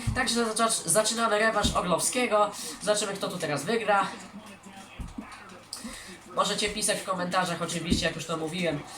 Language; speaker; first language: Polish; native; Polish